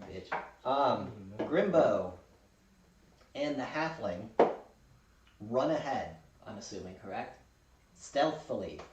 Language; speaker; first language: English; native; English